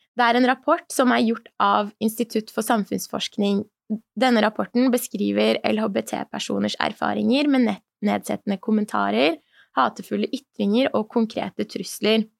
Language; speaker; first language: Norwegian; early bilingual, other home language; Persian